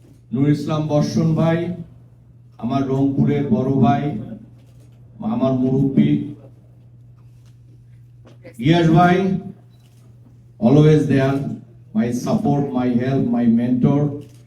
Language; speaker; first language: English; non-native, local second language; Bangla